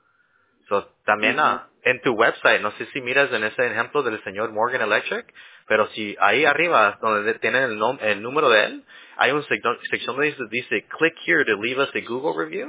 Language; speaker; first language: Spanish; early bilingual, heritage; Spanish